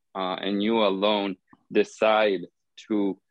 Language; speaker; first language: English; non-native, fluent; Spanish